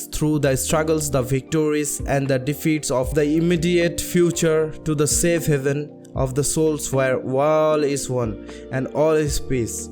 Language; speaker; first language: English; non-native, local second language; Bangla